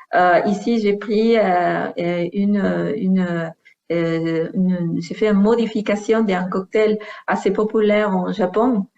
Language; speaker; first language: French; non-native, fluent; Spanish